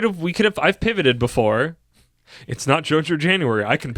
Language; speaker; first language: English; native; English